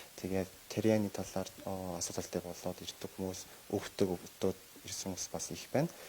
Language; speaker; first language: Mongolian; non-native, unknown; Korean